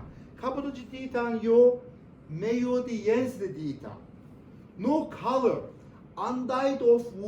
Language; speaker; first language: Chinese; non-native, learner; Turkish